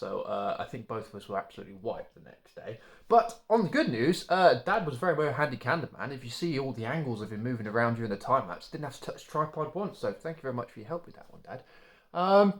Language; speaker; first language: English; native; English